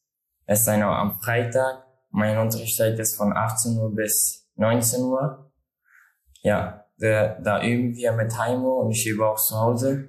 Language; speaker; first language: German; non-native, learner; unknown